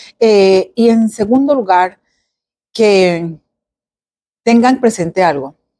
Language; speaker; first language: Spanish; native; Spanish